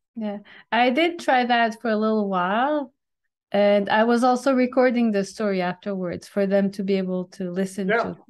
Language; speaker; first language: English; non-native, fluent; French